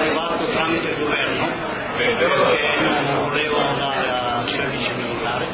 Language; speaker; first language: Italian; non-native, local second language; Friulian